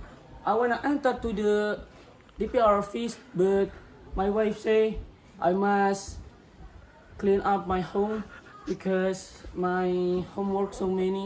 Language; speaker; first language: English; non-native, learner; Indonesian